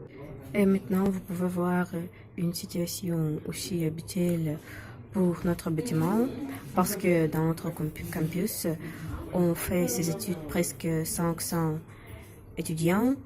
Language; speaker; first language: French; non-native, fluent; Russian